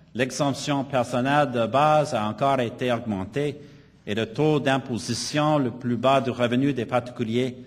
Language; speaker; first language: French; non-native, local second language; English